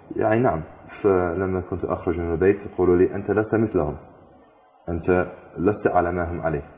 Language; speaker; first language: Arabic; non-native, fluent; English